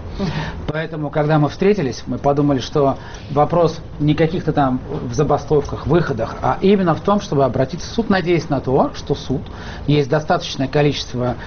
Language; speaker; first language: Russian; native; Russian